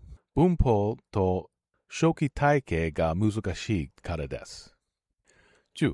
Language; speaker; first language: Japanese; non-native, learner; English